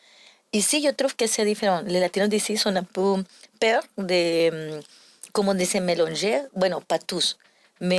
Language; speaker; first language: French; non-native, learner; Spanish